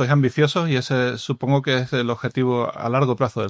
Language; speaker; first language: Spanish; native; Spanish